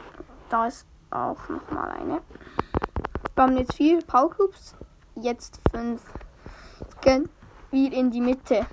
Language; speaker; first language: German; native; German